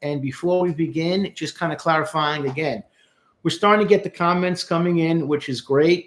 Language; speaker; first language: English; native; English